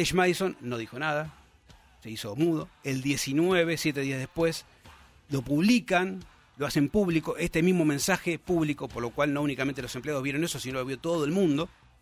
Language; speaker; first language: Spanish; native; Spanish